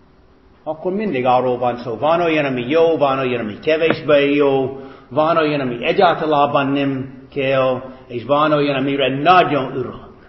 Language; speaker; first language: Hungarian; non-native, fluent; English